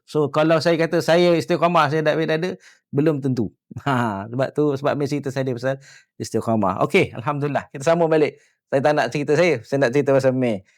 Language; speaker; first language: Malay; native; Malay